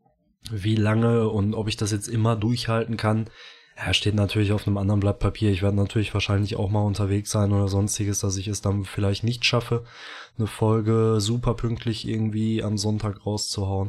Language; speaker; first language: German; native; German